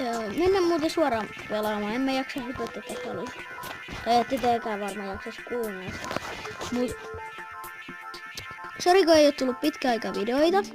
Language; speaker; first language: Finnish; native; Finnish